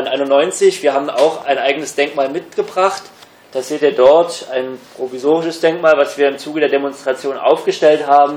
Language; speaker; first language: German; native; German